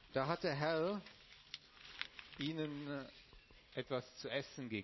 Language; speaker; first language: German; non-native, fluent; Romanian